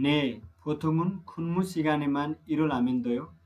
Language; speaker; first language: Korean; non-native, fluent; Nepali